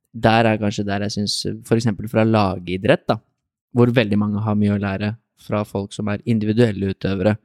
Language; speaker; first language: Norwegian; native; Norwegian